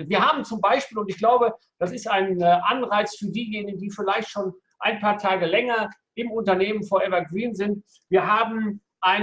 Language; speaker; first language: German; native; German